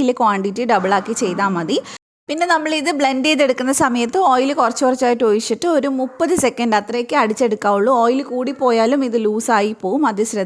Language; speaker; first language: Malayalam; native; Malayalam